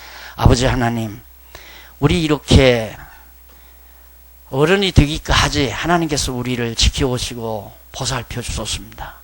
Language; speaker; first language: Korean; native; Korean